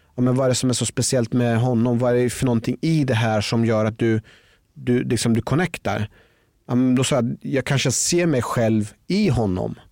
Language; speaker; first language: Swedish; early bilingual, other home language; Persian